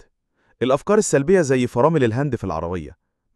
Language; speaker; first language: Arabic; native; Arabic